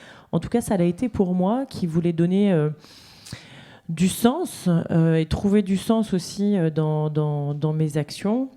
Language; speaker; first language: French; native; French